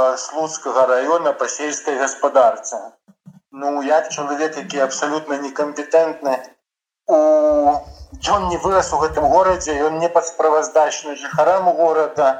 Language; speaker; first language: Belarusian; non-native, local second language; Russian